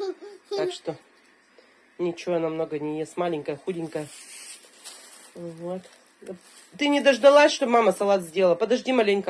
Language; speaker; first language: Russian; native; Russian